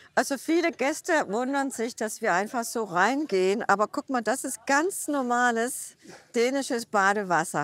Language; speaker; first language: German; non-native, fluent; Danish